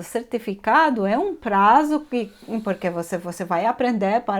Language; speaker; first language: Portuguese; non-native, fluent; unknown